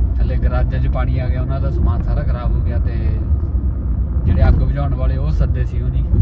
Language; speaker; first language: Punjabi; native; Punjabi